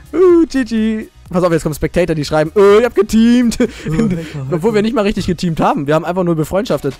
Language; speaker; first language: German; native; German